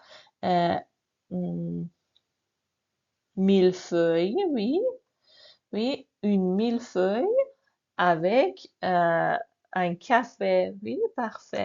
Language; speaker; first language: French; non-native, fluent; Persian